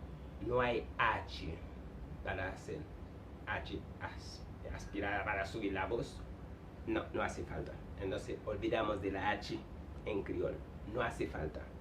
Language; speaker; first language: Spanish; non-native, fluent; Haitian Creole